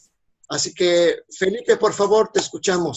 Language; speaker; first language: Spanish; native; Spanish